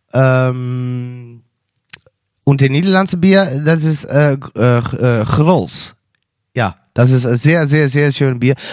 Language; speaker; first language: German; non-native, learner; Dutch